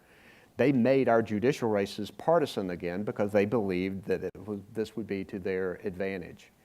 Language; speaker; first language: English; native; English